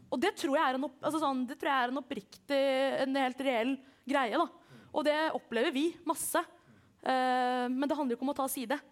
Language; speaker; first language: Norwegian; early bilingual, other home language; Kurdish